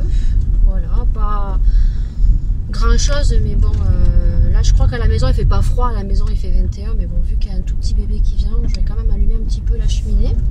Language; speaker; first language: French; native; French